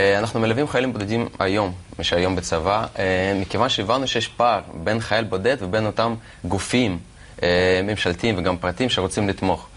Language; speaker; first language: Hebrew; non-native, fluent; Russian